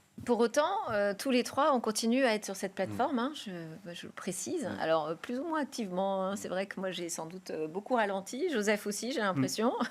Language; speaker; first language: French; native; French